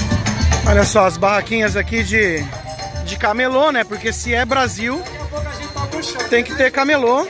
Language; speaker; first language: Portuguese; native; Portuguese